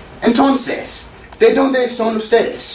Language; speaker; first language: Spanish; non-native, learner; English